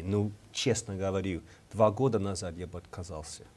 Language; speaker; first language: Russian; non-native, fluent; English